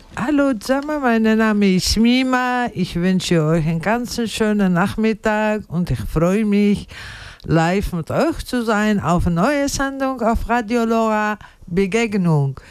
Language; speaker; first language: German; non-native, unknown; Arabic